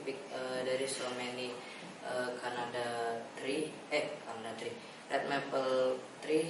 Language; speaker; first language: English; non-native, learner; Indonesian